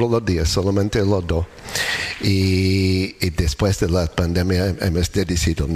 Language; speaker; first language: Spanish; non-native, learner; English